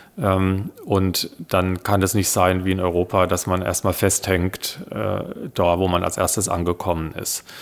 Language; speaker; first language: German; early bilingual, other home language; Italian